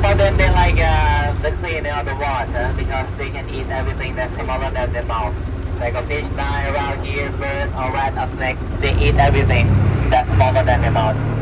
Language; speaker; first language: English; non-native, fluent; Thai